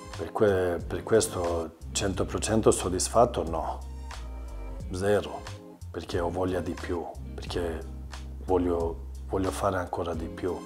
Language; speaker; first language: Italian; non-native, learner; Swedish